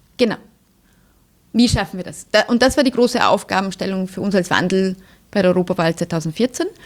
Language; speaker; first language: German; native; German